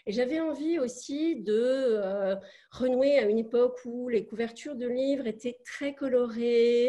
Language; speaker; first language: French; native; French